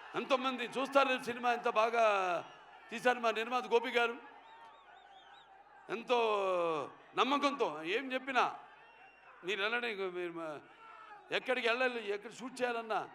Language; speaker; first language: Telugu; native; Telugu